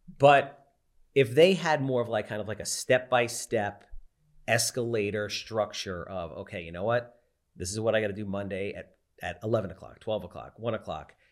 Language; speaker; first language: English; native; English